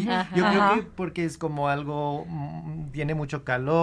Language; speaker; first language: Spanish; non-native, fluent; English